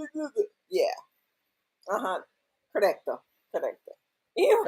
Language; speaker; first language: Spanish; non-native, learner; English